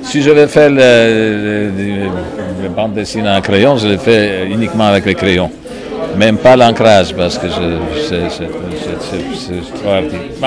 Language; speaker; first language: French; non-native, fluent; Polish